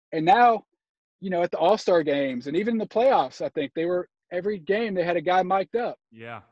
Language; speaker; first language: English; native; English